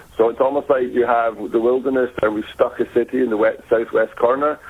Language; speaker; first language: English; native; English